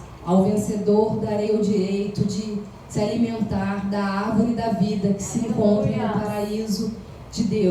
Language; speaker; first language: Portuguese; native; Portuguese